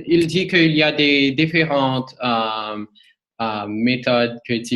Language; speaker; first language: French; non-native, learner; English